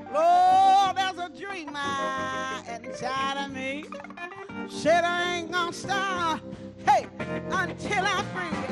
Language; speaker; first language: English; native; English